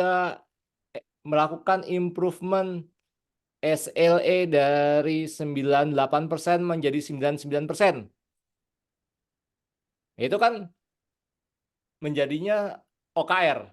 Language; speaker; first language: Indonesian; native; Indonesian